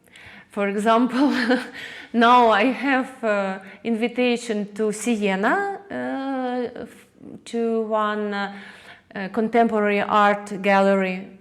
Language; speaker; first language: English; non-native, learner; Russian